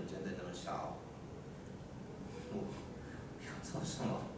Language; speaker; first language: Chinese; non-native, learner; English